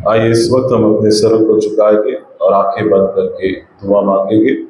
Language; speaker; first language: Hindi; non-native, local second language; Marathi